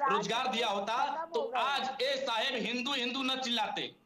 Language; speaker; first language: Hindi; native; Hindi